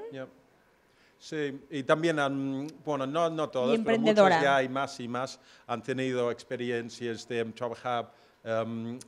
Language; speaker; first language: Spanish; non-native, fluent; English